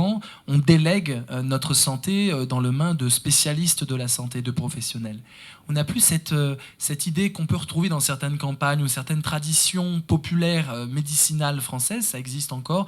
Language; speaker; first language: French; native; French